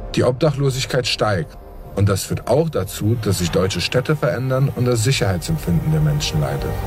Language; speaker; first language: German; native; German